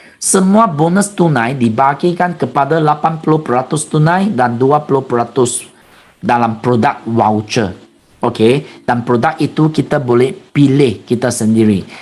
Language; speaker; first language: Malay; non-native, local second language; Chinese